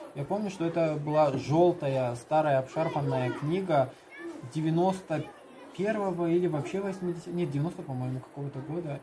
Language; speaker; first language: Russian; non-native, local second language; Karachay-Balkar